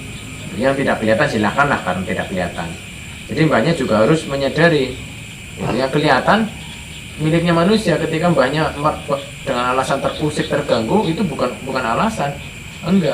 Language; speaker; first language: Indonesian; native; Indonesian